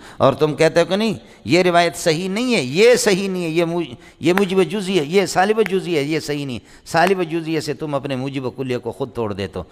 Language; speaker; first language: Urdu; non-native, local second language; Brahui